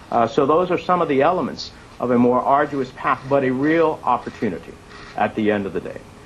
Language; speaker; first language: English; early bilingual, other home language; Spanish